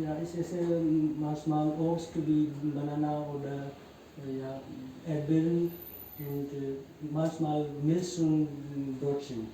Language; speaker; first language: German; non-native, learner; Hindi